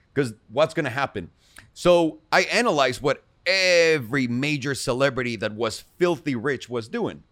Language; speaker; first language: English; non-native, fluent; Spanish